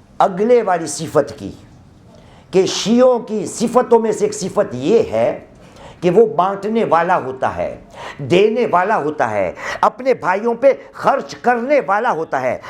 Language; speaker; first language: Urdu; non-native, local second language; Gujarati